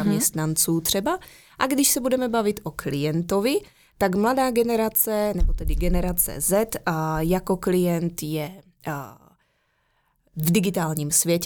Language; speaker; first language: Czech; native; Czech